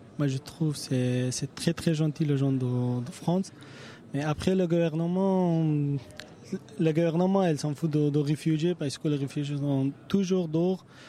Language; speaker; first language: French; non-native, learner; Persian